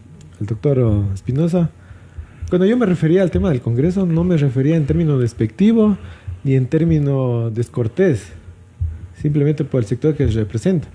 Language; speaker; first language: Spanish; native; Spanish